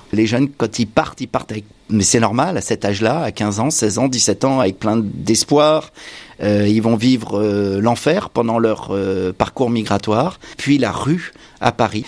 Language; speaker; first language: French; native; French